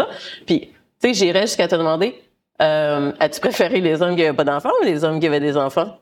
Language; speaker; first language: French; native; French